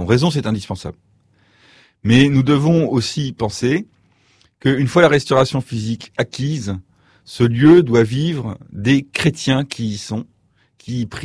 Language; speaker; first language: French; native; French